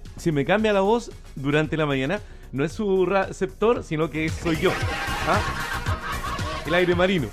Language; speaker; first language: Spanish; native; Spanish